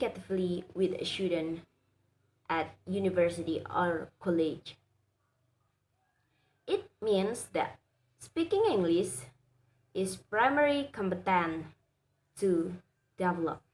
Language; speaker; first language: English; non-native, learner; Indonesian